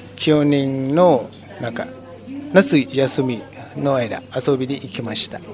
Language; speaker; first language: Japanese; non-native, learner; Thai